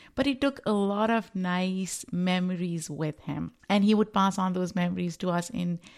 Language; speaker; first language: English; non-native, local second language; Urdu